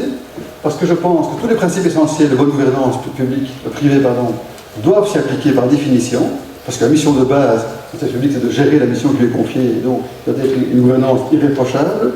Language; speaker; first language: French; native; French